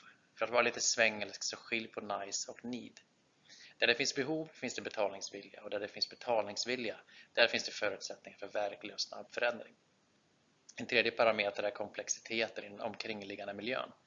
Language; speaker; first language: Swedish; native; Swedish